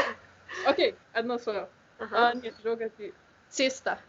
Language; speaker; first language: Russian; non-native, learner; Slovenian